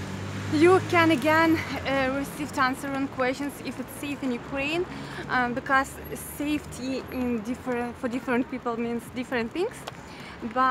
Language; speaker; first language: English; non-native, fluent; Ukrainian